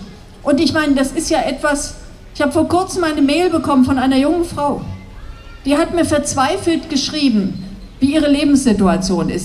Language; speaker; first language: German; native; German